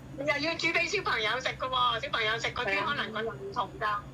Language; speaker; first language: Chinese; non-native, learner; Indonesian